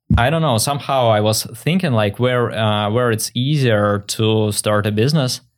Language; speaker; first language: English; non-native, fluent; Russian